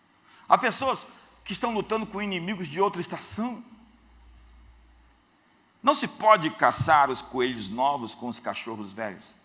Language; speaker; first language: Portuguese; native; Portuguese